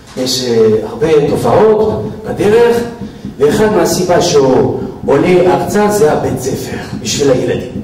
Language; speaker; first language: Hebrew; non-native, fluent; French